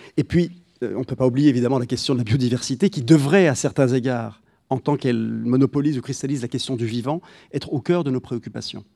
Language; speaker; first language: French; native; French